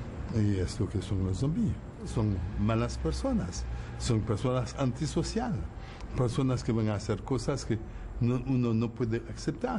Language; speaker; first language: Spanish; non-native, fluent; Haitian Creole